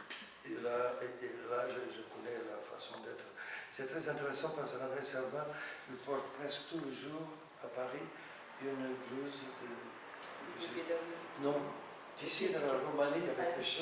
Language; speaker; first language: French; non-native, fluent; Portuguese